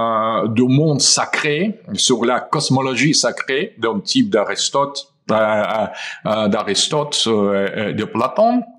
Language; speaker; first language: French; non-native, fluent; Russian